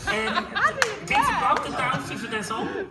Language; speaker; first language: German; native; German